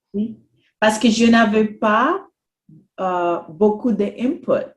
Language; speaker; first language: French; non-native, fluent; Spanish